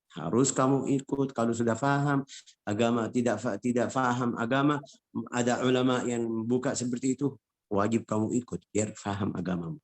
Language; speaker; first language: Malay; non-native, fluent; Arabic